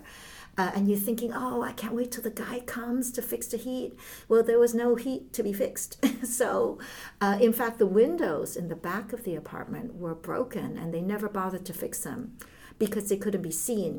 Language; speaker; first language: English; early bilingual, other home language; Cantonese